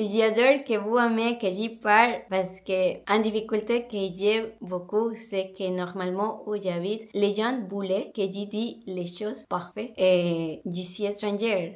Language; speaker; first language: French; non-native, learner; Spanish